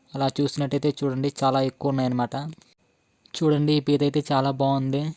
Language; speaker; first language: Telugu; non-native, local second language; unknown